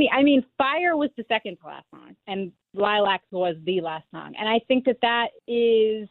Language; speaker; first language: English; native; English